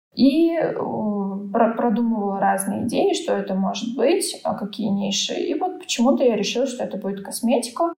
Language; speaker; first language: Russian; native; Russian